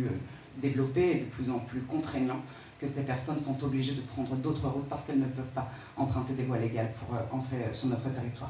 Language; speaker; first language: French; native; French